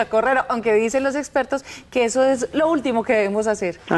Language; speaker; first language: Spanish; native; Spanish